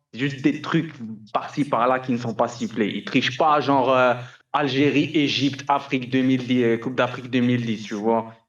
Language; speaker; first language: French; early bilingual, other home language; Arabic